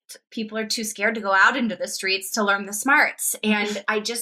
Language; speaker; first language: English; native; English